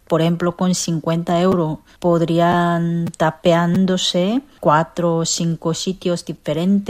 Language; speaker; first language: Spanish; non-native, learner; Korean